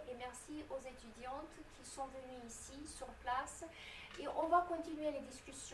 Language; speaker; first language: French; non-native, fluent; Romanian